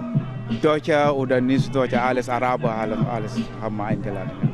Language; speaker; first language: German; non-native, learner; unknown